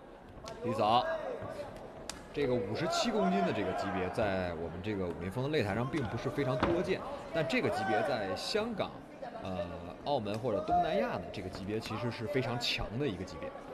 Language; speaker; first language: Chinese; native; Chinese